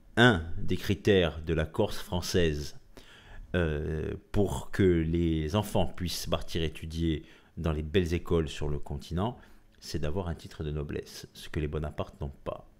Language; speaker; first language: French; native; French